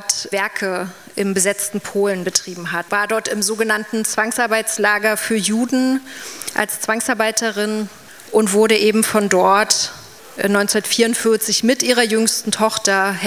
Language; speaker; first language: German; native; German